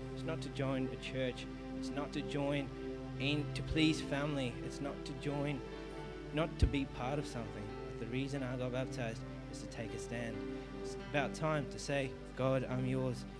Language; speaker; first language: English; native; English